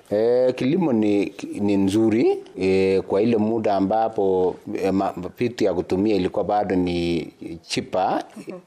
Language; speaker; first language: Swahili; non-native, local second language; Kikuyu